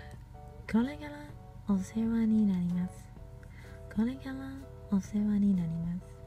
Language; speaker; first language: Japanese; non-native, fluent; Cantonese